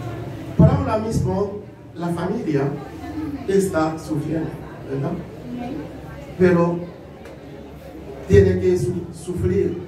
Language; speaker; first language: Spanish; non-native, learner; Haitian Creole